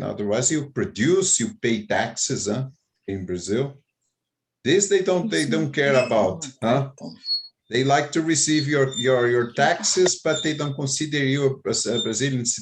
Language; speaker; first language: English; non-native, fluent; Portuguese